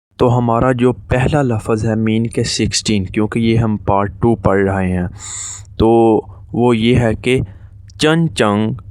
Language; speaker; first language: Urdu; native; Urdu